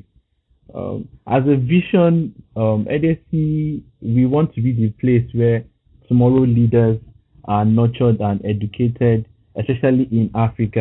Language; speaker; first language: English; non-native, local second language; Yoruba